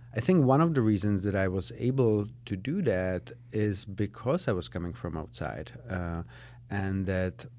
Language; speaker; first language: English; non-native, fluent; Czech